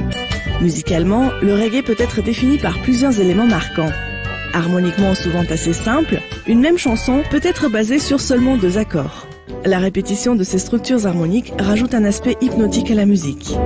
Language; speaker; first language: French; native; French